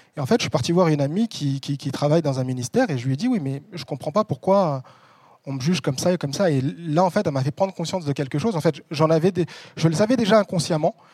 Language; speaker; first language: French; native; French